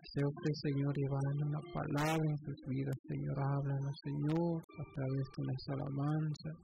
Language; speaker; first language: Spanish; native; Spanish